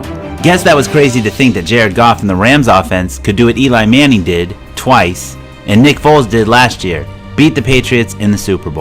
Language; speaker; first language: English; native; English